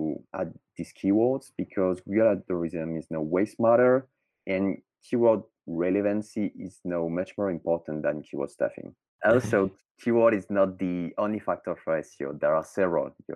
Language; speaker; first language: English; non-native, fluent; French